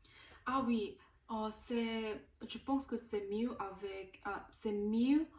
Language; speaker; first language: French; non-native, learner; Korean